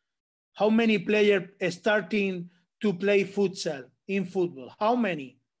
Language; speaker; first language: English; non-native, learner; Spanish